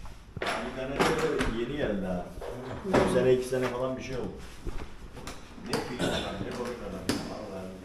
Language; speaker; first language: Turkish; native; Turkish